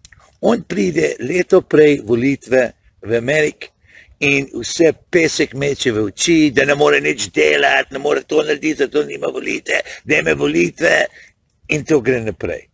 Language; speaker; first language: Slovenian; early bilingual, heritage; Slovenian